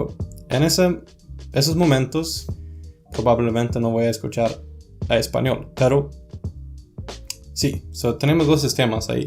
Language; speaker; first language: Spanish; non-native, fluent; Swedish